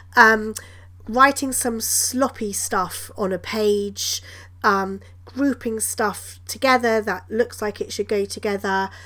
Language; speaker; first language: English; native; English